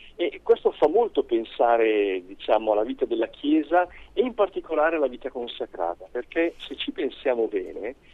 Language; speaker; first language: Italian; native; Italian